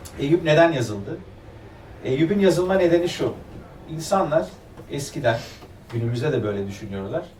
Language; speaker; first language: Turkish; early bilingual, other home language; German